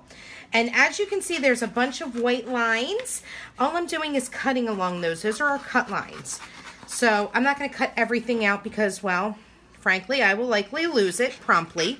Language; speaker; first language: English; native; English